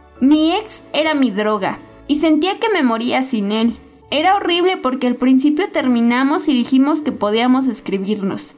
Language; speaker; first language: Spanish; native; Spanish